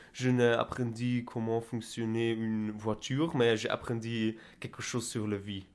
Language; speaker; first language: French; non-native, learner; German